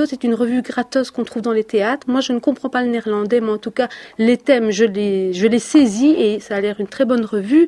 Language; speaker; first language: French; native; French